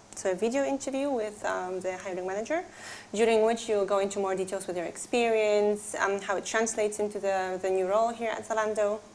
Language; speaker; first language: English; non-native, fluent; Polish